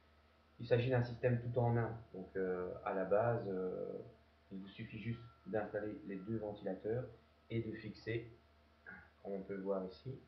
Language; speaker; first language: French; native; French